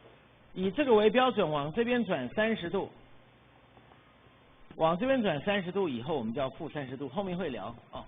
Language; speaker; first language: Chinese; native; Chinese